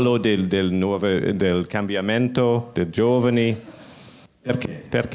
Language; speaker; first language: Italian; non-native, learner; English